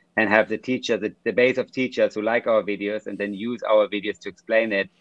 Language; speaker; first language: English; non-native, fluent; German